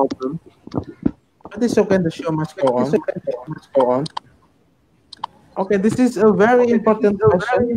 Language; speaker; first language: English; non-native, fluent; Indonesian